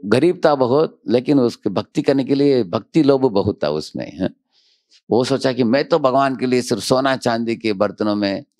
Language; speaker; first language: Hindi; non-native, local second language; Telugu